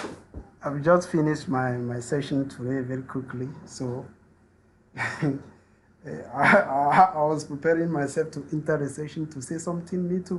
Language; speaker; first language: English; non-native, learner; French